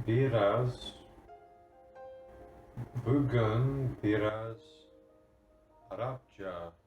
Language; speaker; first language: Turkish; non-native, learner; English